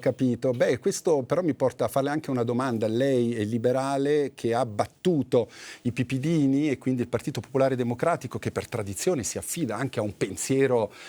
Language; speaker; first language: Italian; native; Italian